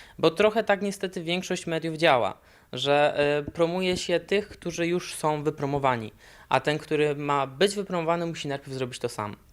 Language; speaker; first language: Polish; native; Polish